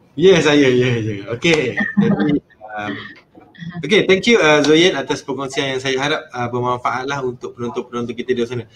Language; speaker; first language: Malay; native; Malay